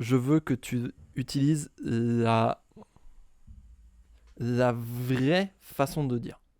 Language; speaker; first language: French; native; French